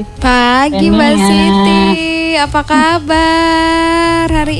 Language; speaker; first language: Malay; non-native, local second language; Javanese